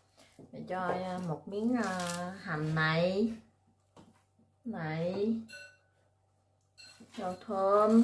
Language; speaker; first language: Vietnamese; native; Vietnamese